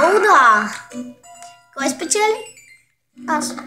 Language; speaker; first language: Bulgarian; native; Bulgarian